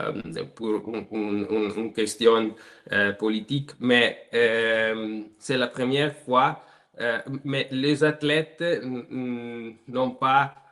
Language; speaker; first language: French; non-native, learner; Italian